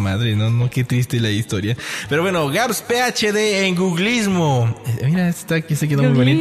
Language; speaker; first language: Spanish; native; Spanish